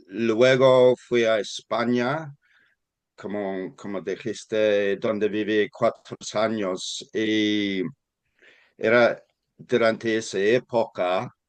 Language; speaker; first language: Spanish; non-native, fluent; English